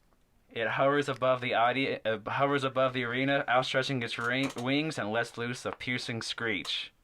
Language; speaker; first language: English; native; English